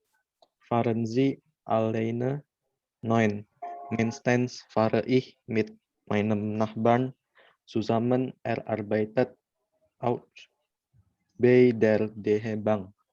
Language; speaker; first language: German; non-native, learner; Indonesian